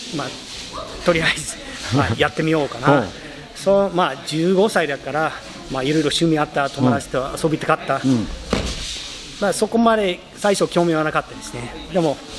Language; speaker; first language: Japanese; non-native, fluent; English